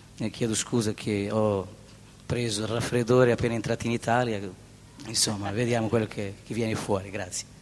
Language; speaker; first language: Italian; non-native, learner; Portuguese